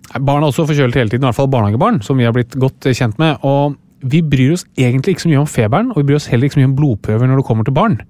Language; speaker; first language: Norwegian; native; Norwegian